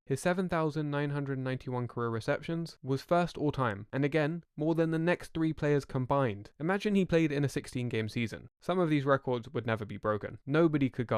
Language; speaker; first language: English; native; English